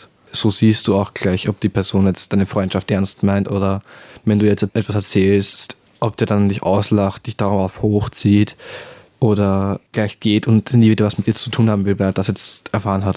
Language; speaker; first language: German; native; German